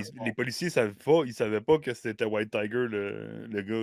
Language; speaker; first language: French; native; French